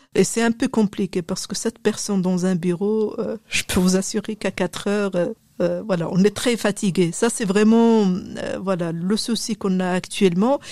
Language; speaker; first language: French; non-native, local second language; Arabic